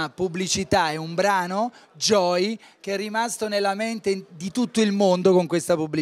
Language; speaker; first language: Italian; native; Italian